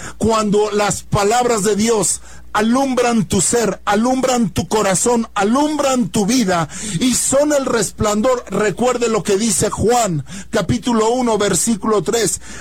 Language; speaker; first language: Spanish; native; Spanish